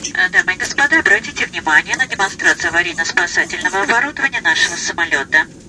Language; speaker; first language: Russian; native; Russian